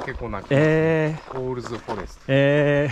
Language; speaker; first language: Japanese; native; Japanese